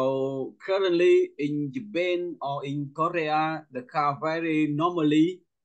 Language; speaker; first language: English; non-native, learner; Vietnamese